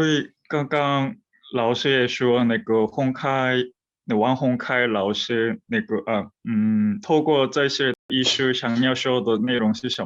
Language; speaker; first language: Chinese; non-native, fluent; Korean